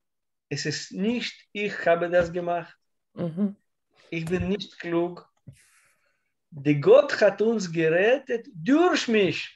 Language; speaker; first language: German; non-native, learner; Russian